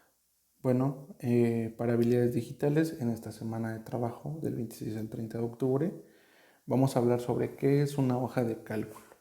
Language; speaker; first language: Spanish; native; Spanish